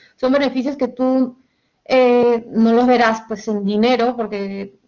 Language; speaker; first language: Spanish; native; Spanish